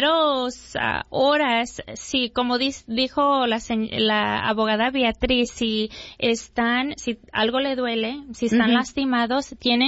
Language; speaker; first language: Spanish; early bilingual, heritage; Spanish